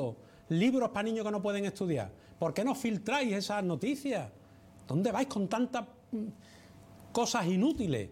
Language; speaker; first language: Spanish; native; Spanish